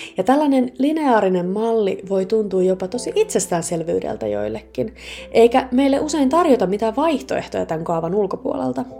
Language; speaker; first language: Finnish; native; Finnish